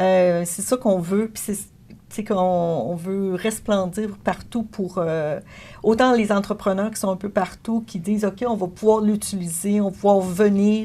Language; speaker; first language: French; native; French